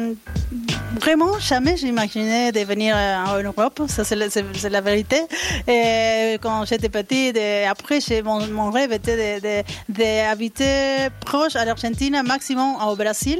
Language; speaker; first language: French; non-native, learner; Spanish